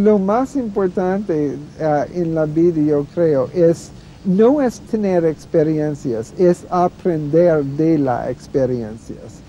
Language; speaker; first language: Spanish; non-native, fluent; English